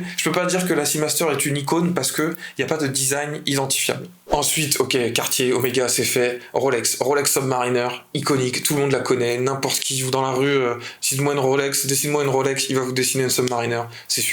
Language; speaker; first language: French; native; French